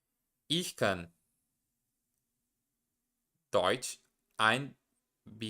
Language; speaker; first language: German; non-native, learner; Portuguese